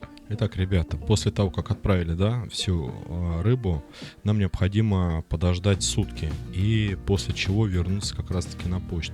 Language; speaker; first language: Russian; native; Russian